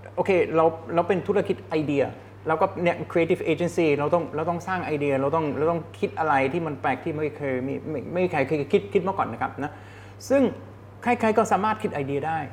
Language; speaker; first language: Thai; non-native, fluent; German